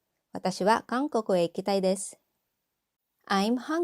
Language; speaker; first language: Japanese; non-native, fluent; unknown